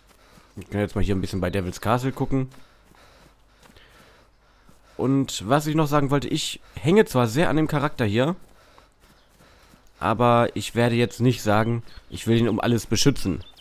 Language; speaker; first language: German; native; German